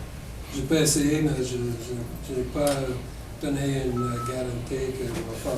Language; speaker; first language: French; non-native, local second language; English